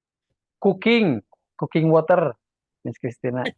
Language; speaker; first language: English; non-native, learner; Indonesian